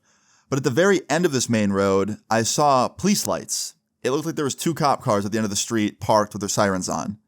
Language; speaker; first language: English; native; English